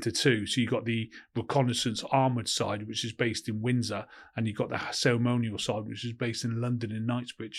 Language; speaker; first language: English; native; English